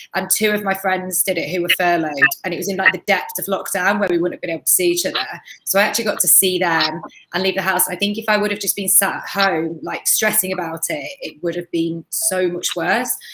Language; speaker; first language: English; native; English